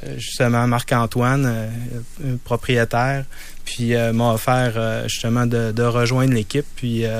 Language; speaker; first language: French; native; French